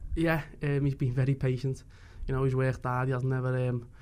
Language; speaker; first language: English; native; English